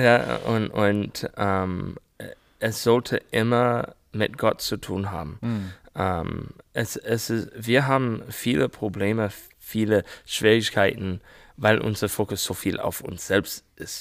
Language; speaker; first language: German; non-native, learner; English